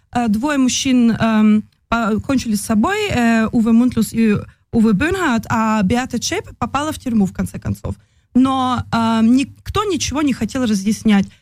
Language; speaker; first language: Russian; early bilingual, heritage; Russian